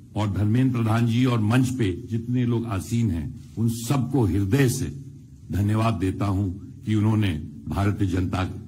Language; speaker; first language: Hindi; native; Hindi